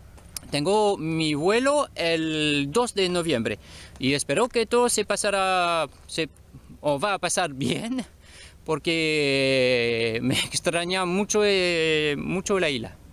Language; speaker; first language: Spanish; non-native, learner; French